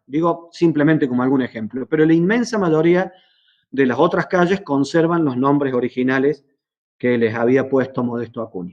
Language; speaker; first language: Spanish; native; Spanish